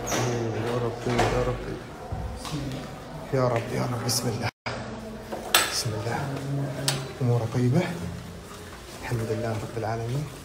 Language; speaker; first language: Arabic; native; Arabic